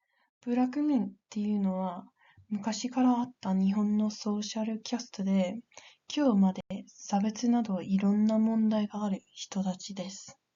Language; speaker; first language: Japanese; non-native, learner; English